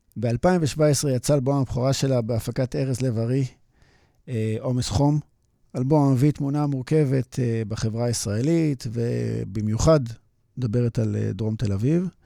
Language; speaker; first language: Hebrew; native; Hebrew